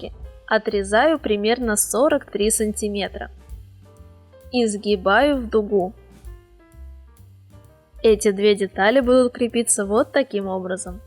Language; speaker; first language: Russian; native; Russian